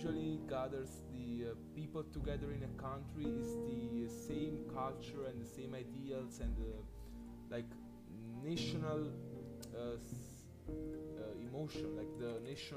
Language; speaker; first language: English; non-native, fluent; Italian